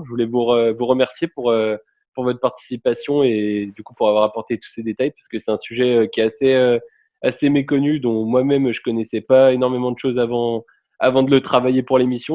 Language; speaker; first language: French; native; French